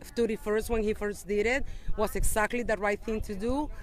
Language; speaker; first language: English; non-native, fluent; Spanish